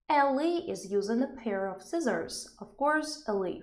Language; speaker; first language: English; non-native, fluent; Ukrainian